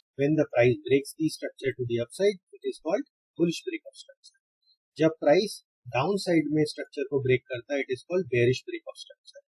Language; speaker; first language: Hindi; native; Hindi